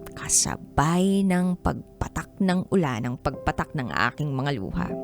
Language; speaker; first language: Filipino; native; Filipino